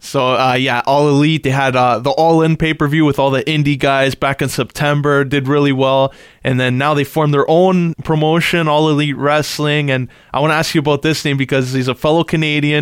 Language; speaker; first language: English; native; English